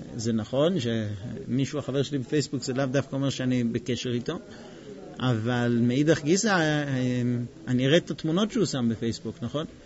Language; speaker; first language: Hebrew; non-native, fluent; English